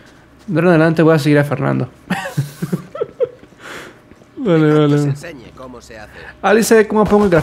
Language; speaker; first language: Spanish; native; Spanish